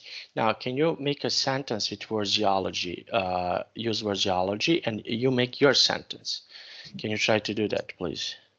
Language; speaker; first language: English; non-native, fluent; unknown